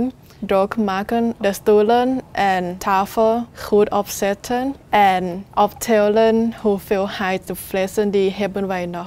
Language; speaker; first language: Dutch; non-native, learner; Thai